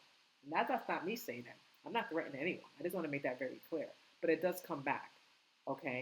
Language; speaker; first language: English; native; English